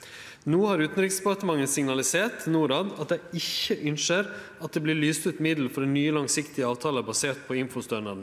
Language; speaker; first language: Norwegian; native; Norwegian